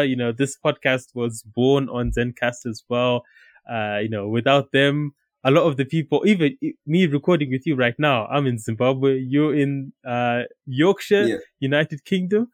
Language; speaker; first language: English; non-native, local second language; Shona